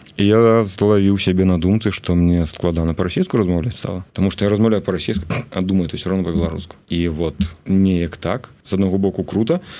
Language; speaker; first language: Belarusian; non-native, local second language; Russian